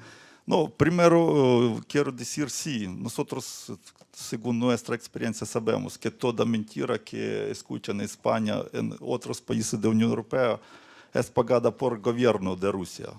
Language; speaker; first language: Spanish; non-native, learner; Ukrainian